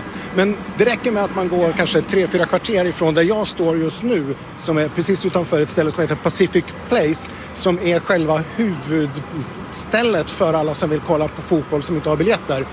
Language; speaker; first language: Swedish; native; Swedish